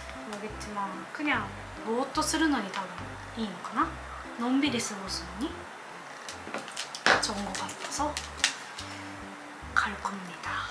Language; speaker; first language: Korean; non-native, learner; Japanese